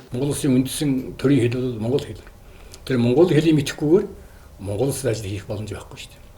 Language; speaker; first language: Mongolian; non-native, local second language; Kazakh